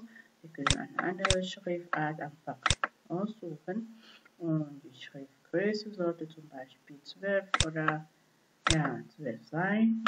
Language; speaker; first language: German; non-native, fluent; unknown